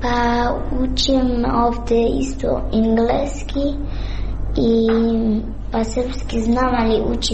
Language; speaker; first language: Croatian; non-native, learner; Persian